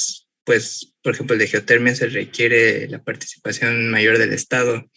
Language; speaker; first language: Spanish; native; Spanish